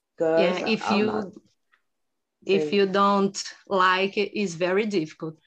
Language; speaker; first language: English; non-native, learner; Portuguese